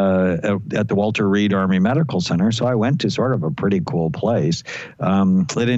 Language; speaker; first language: English; native; English